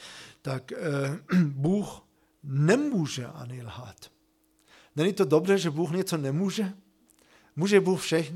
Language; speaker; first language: Czech; non-native, fluent; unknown